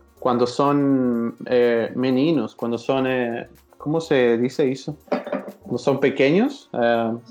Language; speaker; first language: Portuguese; non-native, learner; Spanish